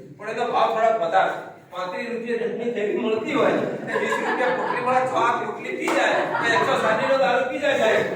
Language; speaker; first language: Gujarati; non-native, local second language; Bhili